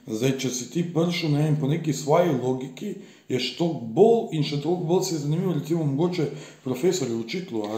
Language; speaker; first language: Slovenian; early bilingual, other home language; Bosnian